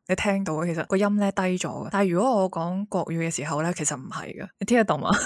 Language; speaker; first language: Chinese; non-native, local second language; Cantonese